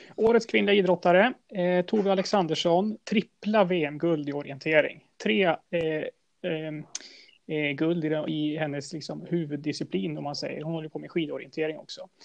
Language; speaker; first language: Swedish; native; Swedish